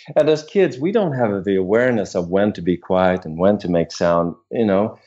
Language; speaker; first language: English; non-native, fluent; Swedish